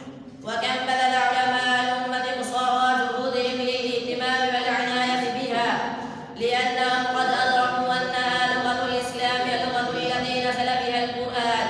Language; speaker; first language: Arabic; non-native, fluent; Urdu